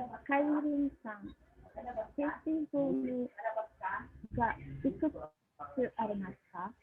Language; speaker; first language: Japanese; non-native, learner; Filipino